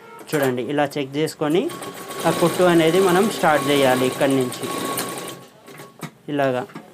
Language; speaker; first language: Telugu; non-native, fluent; Urdu